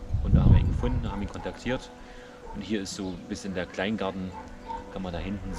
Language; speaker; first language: German; native; German